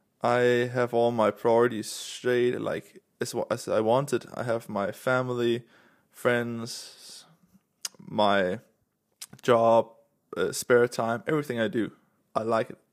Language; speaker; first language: English; non-native, fluent; Danish